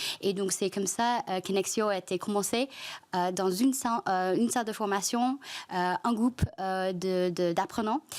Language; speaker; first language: French; non-native, fluent; Chinese